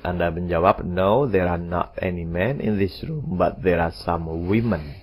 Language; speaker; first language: English; non-native, fluent; Indonesian